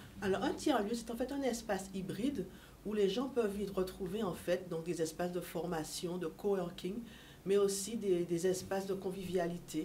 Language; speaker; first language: French; native; French